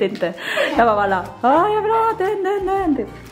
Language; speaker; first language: Swedish; non-native, learner; Japanese